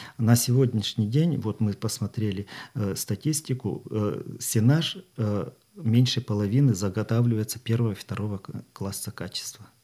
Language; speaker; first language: Russian; native; Russian